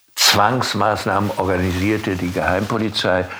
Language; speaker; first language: German; native; German